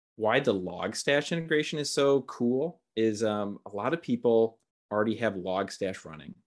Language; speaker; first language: English; native; English